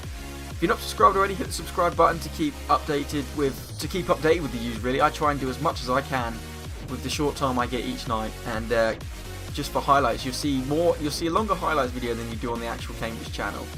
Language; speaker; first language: English; native; English